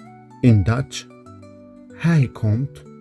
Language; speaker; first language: Dutch; non-native, learner; Kurdish